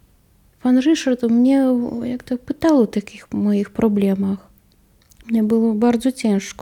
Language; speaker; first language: Polish; non-native, learner; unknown